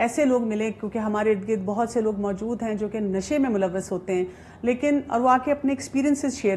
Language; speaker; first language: Hindi; native; Hindi